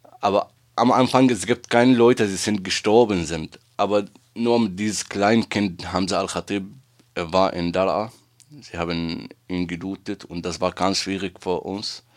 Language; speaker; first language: German; non-native, learner; Arabic